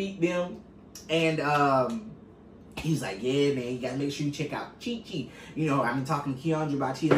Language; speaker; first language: English; native; English